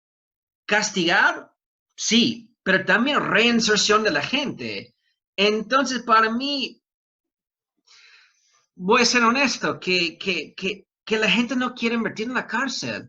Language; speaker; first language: Spanish; non-native, fluent; English